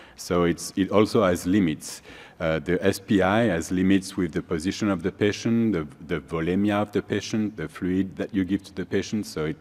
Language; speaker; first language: English; non-native, fluent; French